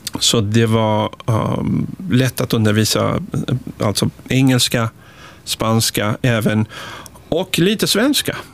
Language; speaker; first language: Swedish; early bilingual, other home language; Spanish